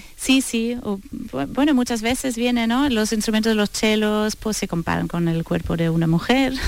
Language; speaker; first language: Spanish; non-native, fluent; German